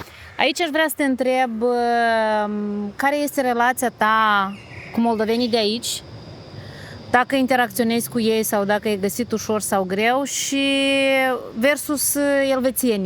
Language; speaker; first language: Romanian; native; Romanian